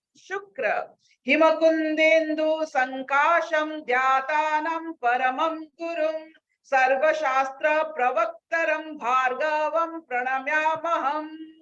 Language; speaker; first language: Hindi; non-native, local second language; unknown